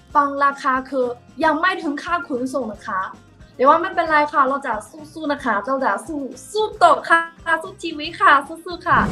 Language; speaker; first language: Thai; non-native, fluent; Chinese